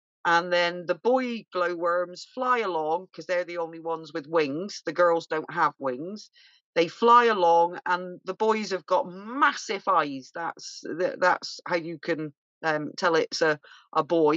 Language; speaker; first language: English; native; English